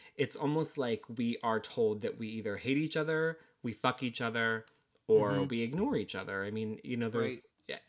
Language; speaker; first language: English; native; English